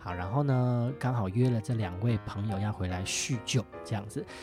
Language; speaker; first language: Chinese; native; Chinese